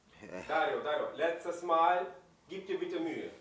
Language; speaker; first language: German; native; German